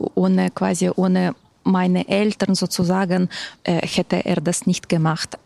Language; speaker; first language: German; non-native, fluent; Ukrainian